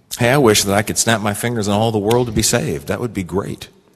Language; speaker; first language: English; native; English